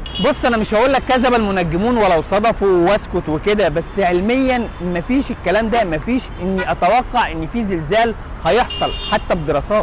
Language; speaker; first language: Arabic; native; Arabic